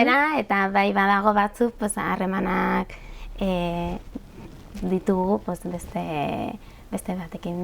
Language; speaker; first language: Basque; non-native, local second language; Spanish